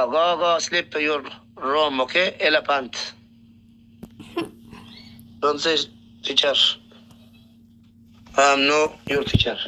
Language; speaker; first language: English; non-native, learner; Oromo